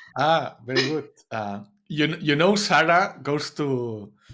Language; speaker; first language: English; non-native, fluent; Spanish